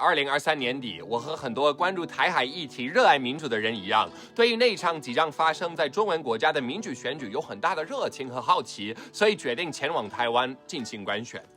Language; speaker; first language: Chinese; non-native, fluent; English